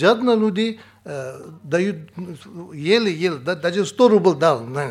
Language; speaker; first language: Russian; non-native, learner; Tibetan